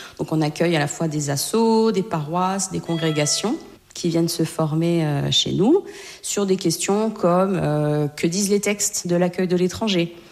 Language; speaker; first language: French; native; French